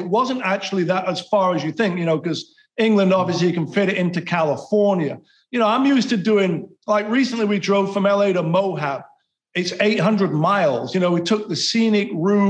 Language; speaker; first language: English; native; English